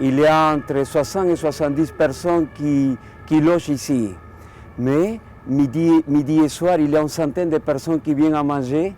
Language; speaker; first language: French; non-native, local second language; Spanish